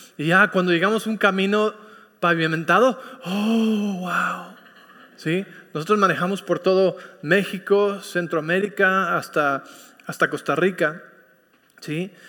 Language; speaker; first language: Spanish; early bilingual, heritage; Spanish